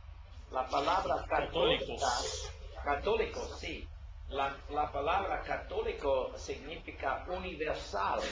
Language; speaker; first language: Spanish; non-native, learner; English